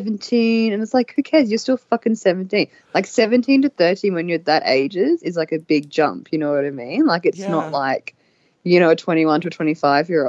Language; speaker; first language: English; native; English